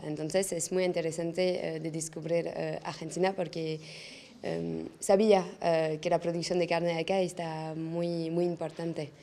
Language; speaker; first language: Spanish; non-native, learner; French